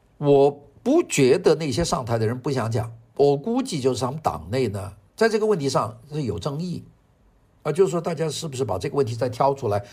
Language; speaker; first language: Chinese; native; Chinese